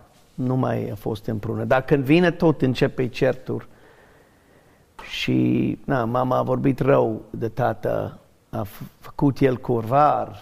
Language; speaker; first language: Romanian; non-native, learner; English